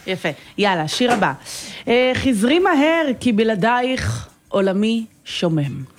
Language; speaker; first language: Hebrew; native; Hebrew